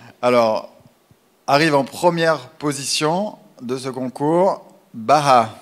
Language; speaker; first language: French; native; French